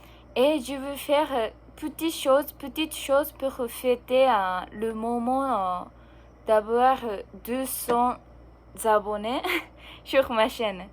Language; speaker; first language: French; non-native, learner; Japanese